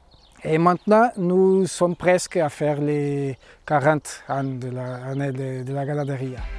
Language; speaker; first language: French; non-native, fluent; Portuguese